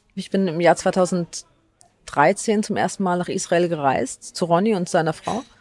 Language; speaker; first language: German; native; German